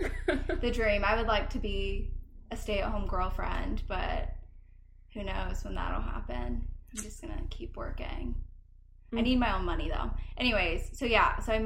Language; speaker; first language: English; native; English